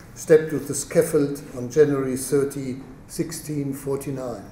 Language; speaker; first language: English; non-native, fluent; German